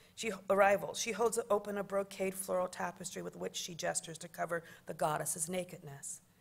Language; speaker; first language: English; native; English